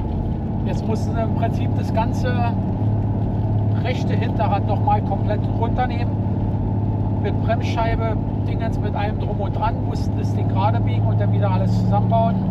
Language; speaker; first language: German; native; German